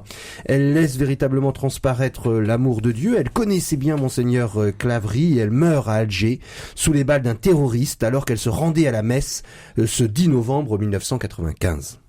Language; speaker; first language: French; native; French